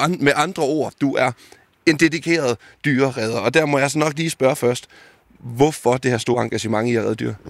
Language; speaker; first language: Danish; native; Danish